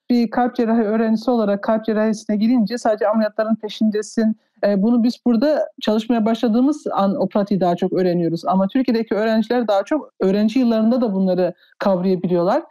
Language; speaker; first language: Turkish; early bilingual, heritage; Turkish